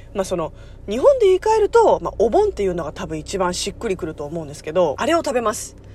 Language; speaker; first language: Japanese; non-native, fluent; Korean